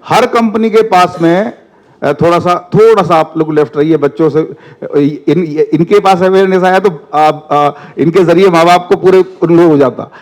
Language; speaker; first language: Hindi; non-native, local second language; Telugu